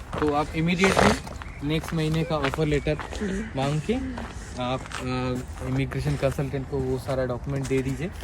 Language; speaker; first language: Hindi; non-native, local second language; Bangla